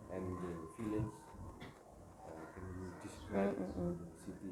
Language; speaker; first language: English; non-native, learner; Indonesian